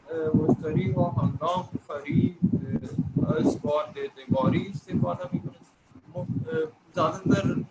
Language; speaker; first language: Persian; non-native, learner; Urdu